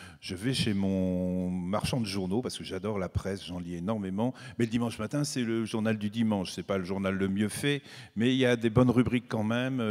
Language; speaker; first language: French; native; French